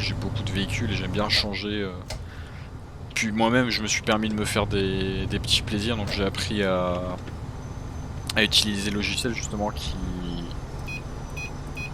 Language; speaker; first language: French; native; French